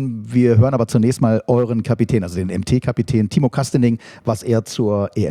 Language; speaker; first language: German; native; German